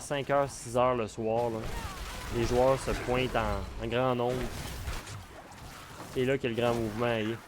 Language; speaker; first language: French; native; French